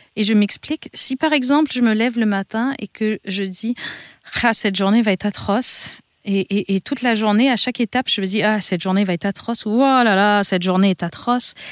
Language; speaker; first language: French; native; French